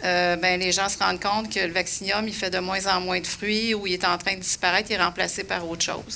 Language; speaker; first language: French; native; French